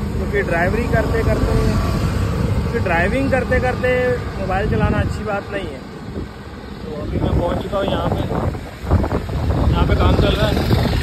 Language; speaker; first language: Hindi; non-native, local second language; Punjabi